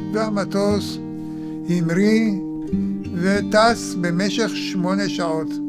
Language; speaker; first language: Hebrew; early bilingual, other home language; Arabic